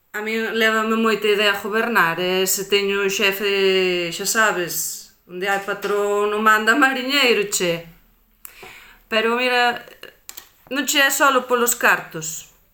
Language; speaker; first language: Galician; native; Galician